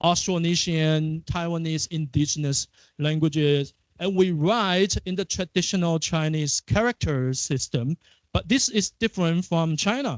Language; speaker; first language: English; non-native, fluent; Chinese